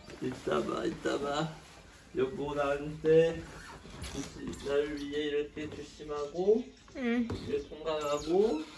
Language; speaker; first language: Korean; non-native, learner; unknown